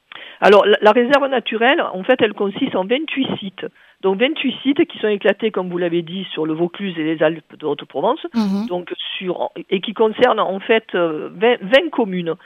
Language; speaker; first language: French; native; French